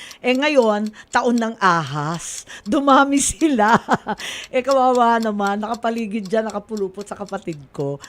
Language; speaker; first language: Filipino; native; Filipino